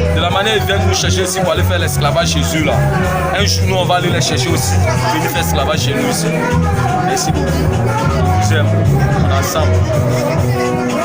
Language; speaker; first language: French; non-native, local second language; Bambara